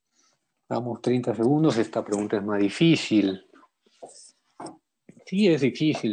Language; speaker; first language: Spanish; native; Spanish